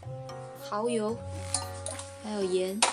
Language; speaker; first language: Chinese; non-native, local second language; Min Nan Chinese